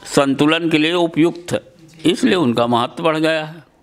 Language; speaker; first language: Hindi; native; Hindi